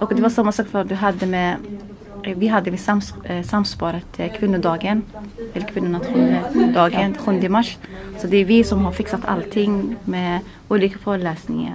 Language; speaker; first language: Swedish; non-native, learner; Arabic